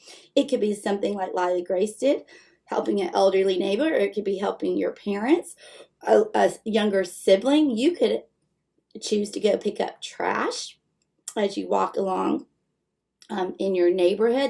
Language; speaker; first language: English; native; English